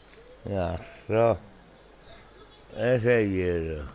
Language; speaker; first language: Swedish; non-native, local second language; Finnish